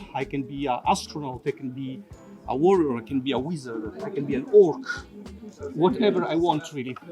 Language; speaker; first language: English; non-native, fluent; Italian